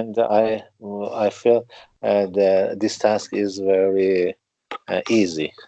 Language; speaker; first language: English; non-native, learner; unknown